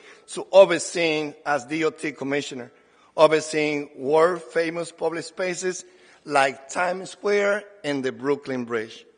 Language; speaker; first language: English; non-native, fluent; Spanish